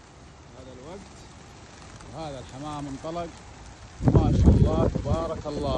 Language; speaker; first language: Arabic; native; Arabic